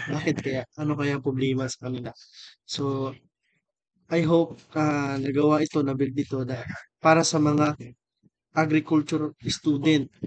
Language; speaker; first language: Filipino; non-native, local second language; Cebuano